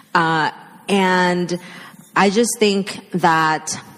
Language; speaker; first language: English; early bilingual, other home language; Spanish